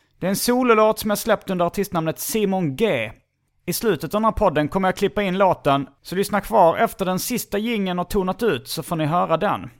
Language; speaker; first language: Swedish; native; Swedish